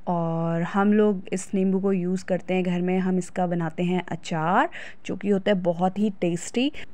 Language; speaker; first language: Hindi; native; Hindi